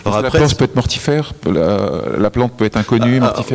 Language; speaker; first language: French; native; French